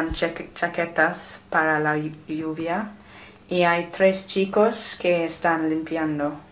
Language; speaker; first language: Spanish; non-native, fluent; English